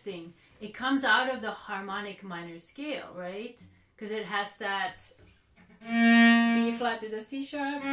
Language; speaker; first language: English; non-native, fluent; Finnish